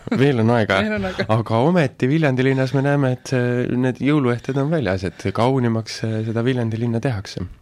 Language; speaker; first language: Estonian; native; Estonian